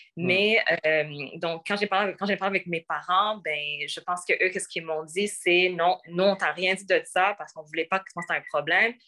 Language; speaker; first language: French; early bilingual, other home language; Rundi